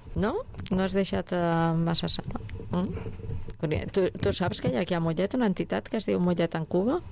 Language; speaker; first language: Catalan; native; Catalan